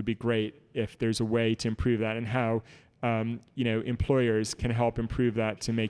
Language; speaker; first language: English; native; English